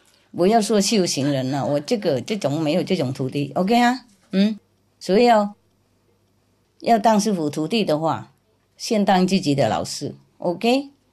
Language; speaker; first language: Chinese; non-native, fluent; Vietnamese